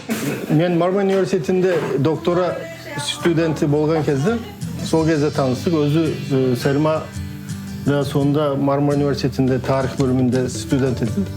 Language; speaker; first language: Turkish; non-native, local second language; Kazakh